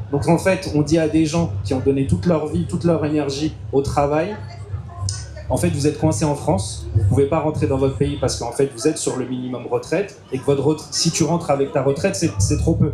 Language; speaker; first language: French; native; French